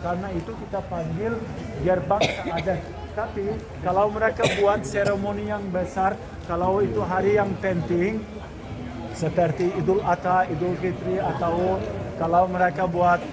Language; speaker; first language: Indonesian; non-native, fluent; Turkish